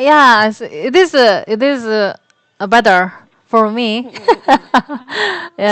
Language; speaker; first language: English; non-native, learner; Korean